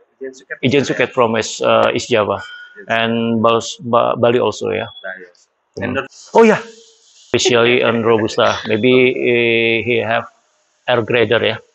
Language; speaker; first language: English; non-native, learner; Indonesian